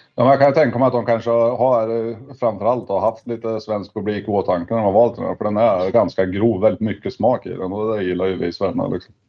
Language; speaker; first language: Swedish; native; Swedish